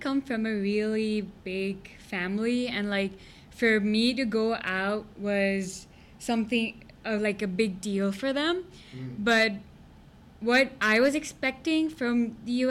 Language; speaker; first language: English; non-native, local second language; Gujarati